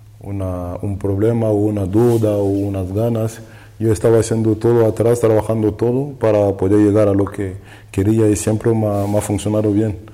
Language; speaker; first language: Spanish; non-native, learner; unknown